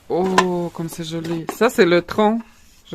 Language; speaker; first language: French; non-native, fluent; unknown